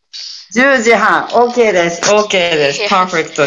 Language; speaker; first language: English; non-native, learner; Japanese